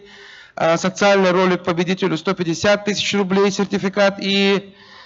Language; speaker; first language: Russian; native; Russian